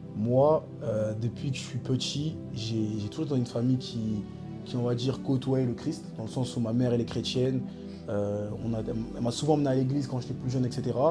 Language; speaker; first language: French; early bilingual, other home language; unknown